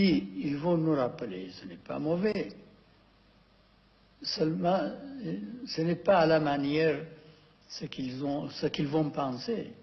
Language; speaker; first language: French; non-native, fluent; Amharic